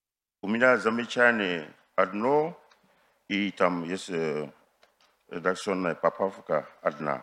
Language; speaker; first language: Russian; non-native, fluent; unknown